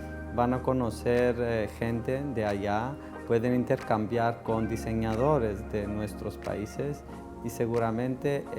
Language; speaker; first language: Spanish; non-native, fluent; Greek